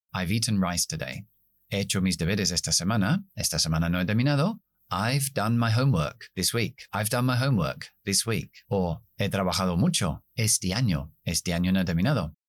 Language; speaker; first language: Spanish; non-native, fluent; English